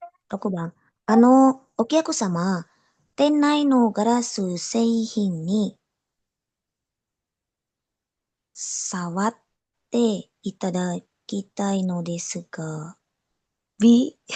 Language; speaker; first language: Japanese; non-native, learner; Indonesian